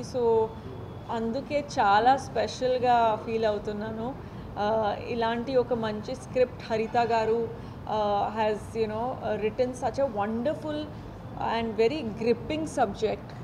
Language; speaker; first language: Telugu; non-native, fluent; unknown